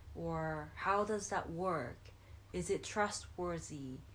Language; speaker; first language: English; non-native, fluent; Japanese